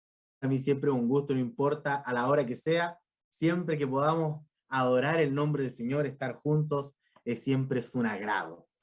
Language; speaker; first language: Spanish; native; Spanish